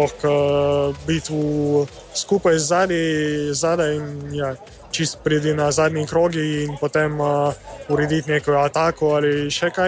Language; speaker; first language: Slovenian; non-native, learner; Russian